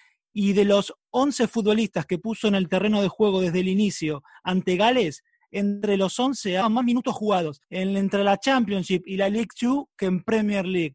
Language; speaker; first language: Spanish; native; Spanish